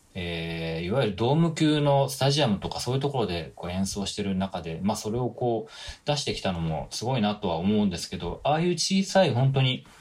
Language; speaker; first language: Japanese; native; Japanese